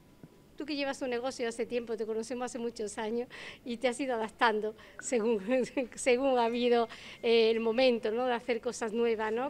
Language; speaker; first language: Spanish; native; Spanish